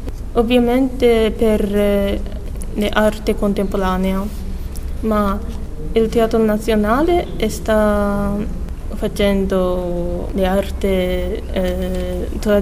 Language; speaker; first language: Italian; non-native, learner; Japanese